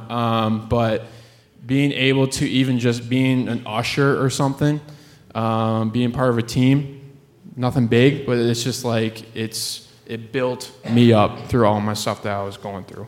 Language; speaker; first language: English; native; English